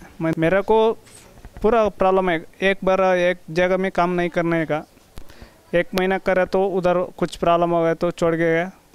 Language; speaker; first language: Hindi; non-native, local second language; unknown